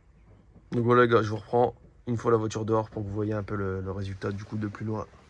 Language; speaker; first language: French; native; French